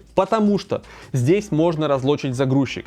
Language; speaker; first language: Russian; native; Russian